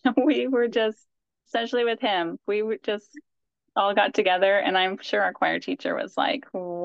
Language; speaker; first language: English; native; English